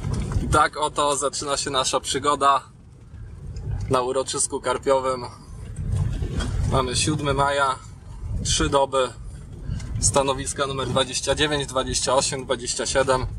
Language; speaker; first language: Polish; native; Polish